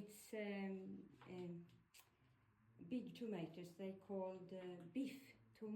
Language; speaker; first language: English; non-native, learner; Swedish